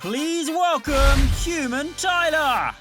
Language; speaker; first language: English; native; English